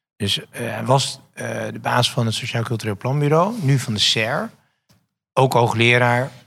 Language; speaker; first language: Dutch; native; Dutch